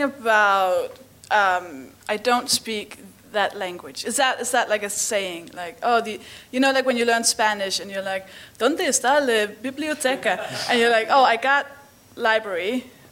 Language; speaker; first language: English; non-native, fluent; Danish